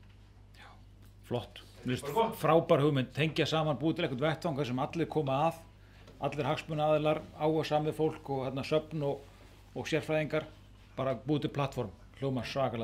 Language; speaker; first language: Icelandic; native; Icelandic